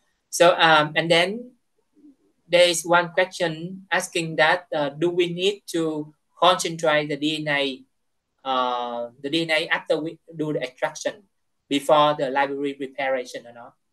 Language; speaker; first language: English; non-native, fluent; Vietnamese